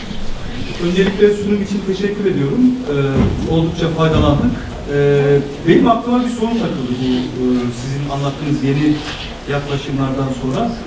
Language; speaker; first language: Turkish; native; Turkish